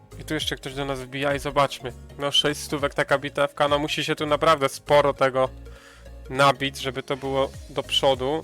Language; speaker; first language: Polish; native; Polish